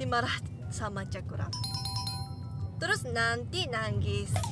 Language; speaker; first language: Indonesian; non-native, learner; Japanese